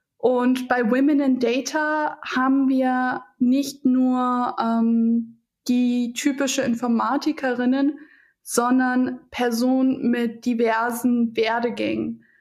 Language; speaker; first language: German; early bilingual, other home language; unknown